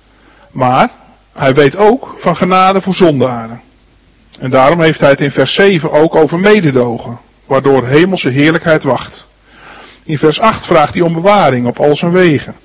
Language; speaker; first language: Dutch; native; Dutch